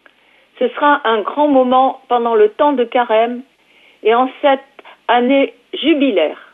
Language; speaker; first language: French; native; French